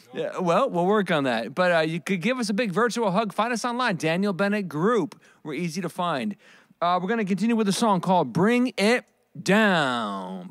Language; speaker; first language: English; native; English